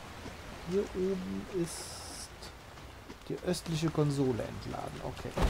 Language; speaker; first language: German; native; German